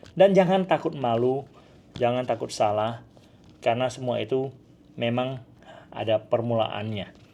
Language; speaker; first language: Indonesian; non-native, local second language; Hakka Chinese